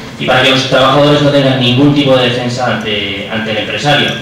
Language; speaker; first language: Spanish; native; Spanish